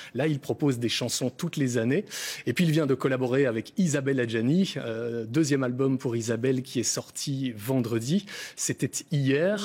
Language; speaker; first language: French; native; French